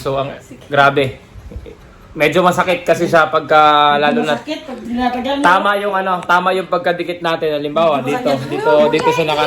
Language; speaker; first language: Filipino; non-native, local second language; Cebuano